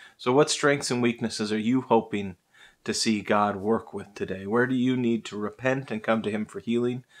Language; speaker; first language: English; native; English